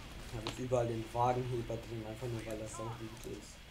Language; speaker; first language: German; native; German